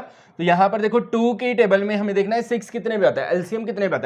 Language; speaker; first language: Hindi; native; Hindi